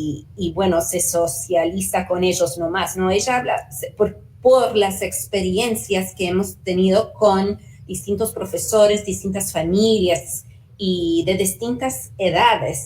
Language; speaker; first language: Spanish; early bilingual, heritage; Spanish